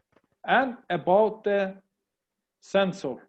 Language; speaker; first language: English; non-native, learner; Persian